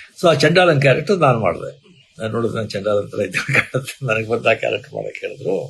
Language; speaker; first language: Kannada; non-native, local second language; Marathi